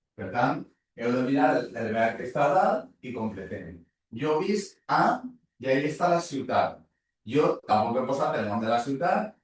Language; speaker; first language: Catalan; native; Catalan